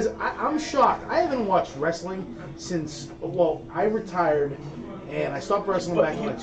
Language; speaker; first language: English; native; English